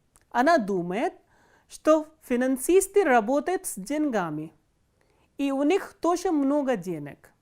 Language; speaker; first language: Russian; non-native, fluent; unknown